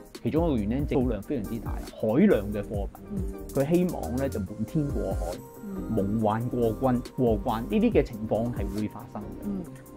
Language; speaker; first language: Cantonese; native; Cantonese